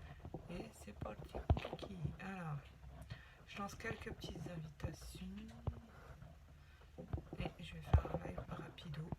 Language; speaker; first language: French; native; French